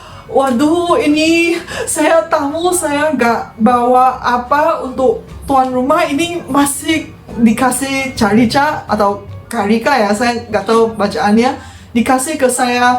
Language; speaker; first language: Indonesian; non-native, fluent; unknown